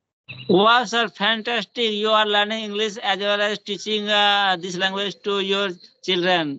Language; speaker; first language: English; non-native, learner; Hindi